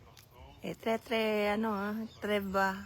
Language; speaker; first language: French; non-native, learner; Filipino